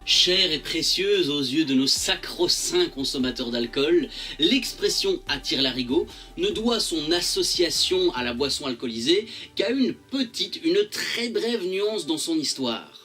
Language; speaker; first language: French; native; French